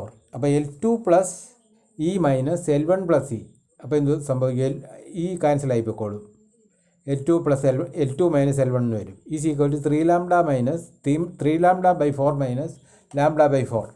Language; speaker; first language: Malayalam; native; Malayalam